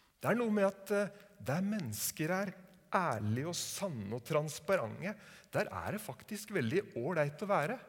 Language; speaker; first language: Norwegian; native; Norwegian